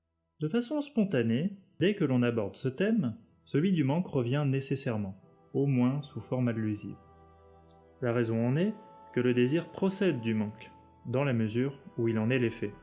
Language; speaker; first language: French; native; French